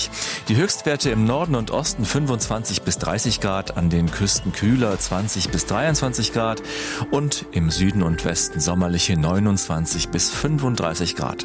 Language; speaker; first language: German; native; German